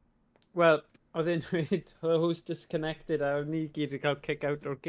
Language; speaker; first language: Welsh; native; Welsh